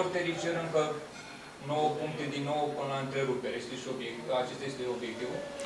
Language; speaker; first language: Romanian; native; Romanian